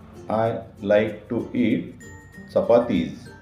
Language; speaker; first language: English; non-native, learner; Marathi